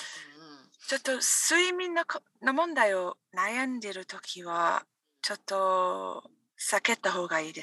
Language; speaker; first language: Japanese; non-native, learner; English